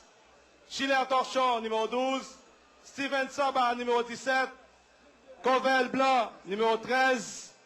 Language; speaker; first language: French; non-native, local second language; Haitian Creole